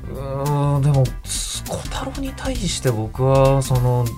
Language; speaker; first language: Japanese; native; Japanese